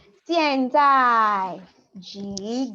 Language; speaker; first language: Chinese; non-native, fluent; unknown